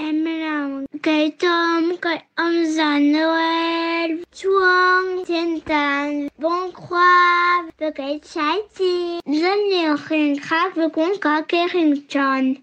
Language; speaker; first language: Vietnamese; early bilingual, heritage; Vietnamese